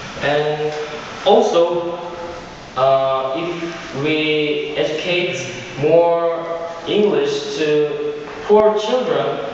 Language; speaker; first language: English; non-native, fluent; Korean